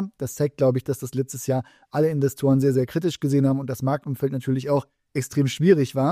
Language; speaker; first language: German; native; German